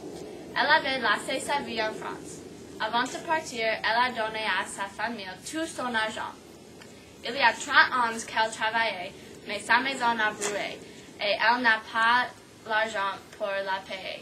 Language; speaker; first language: French; non-native, learner; English